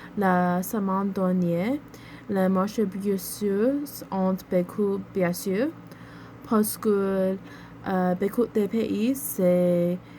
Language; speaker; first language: French; non-native, learner; English